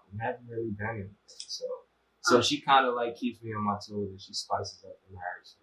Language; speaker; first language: English; native; English